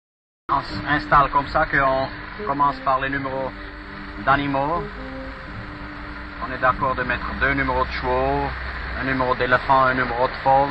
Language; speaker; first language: French; non-native, fluent; German